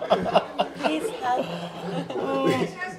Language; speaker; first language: English; non-native, fluent; Italian